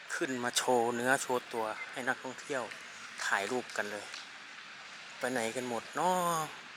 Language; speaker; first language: Thai; native; Thai